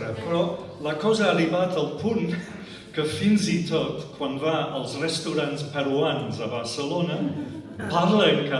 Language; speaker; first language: Catalan; non-native, fluent; English